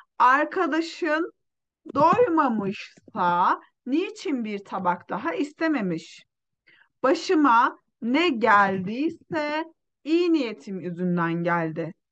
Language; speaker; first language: Turkish; non-native, fluent; Uyghur